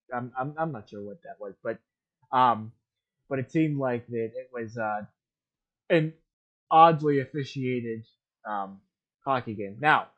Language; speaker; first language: English; native; English